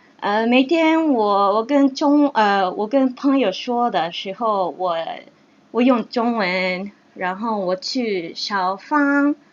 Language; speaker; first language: Chinese; non-native, learner; Japanese